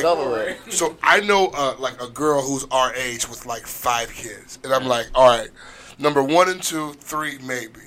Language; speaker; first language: English; early bilingual, other home language; Haitian Creole